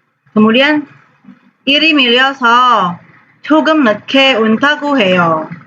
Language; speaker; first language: Korean; non-native, fluent; Indonesian